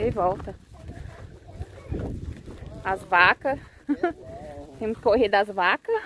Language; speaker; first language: Portuguese; native; Portuguese